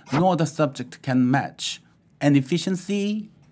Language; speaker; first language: English; non-native, fluent; Korean